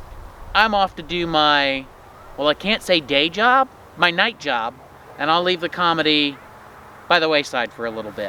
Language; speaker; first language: English; native; English